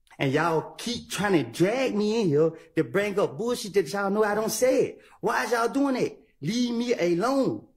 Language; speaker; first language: English; native; English